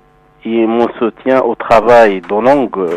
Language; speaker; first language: French; non-native, local second language; Arabic